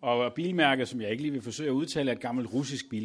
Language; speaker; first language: Danish; native; Danish